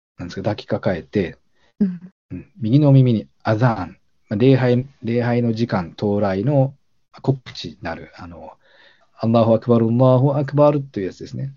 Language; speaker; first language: Japanese; native; Japanese